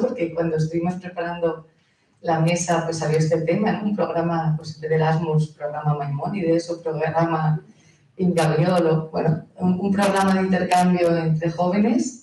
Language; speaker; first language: Spanish; native; Spanish